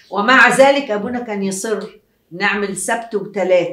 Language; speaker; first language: Arabic; native; Arabic